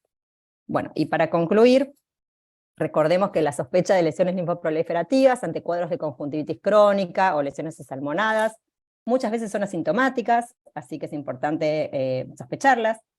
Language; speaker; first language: Spanish; native; Spanish